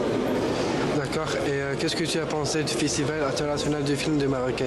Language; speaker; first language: French; non-native, local second language; Arabic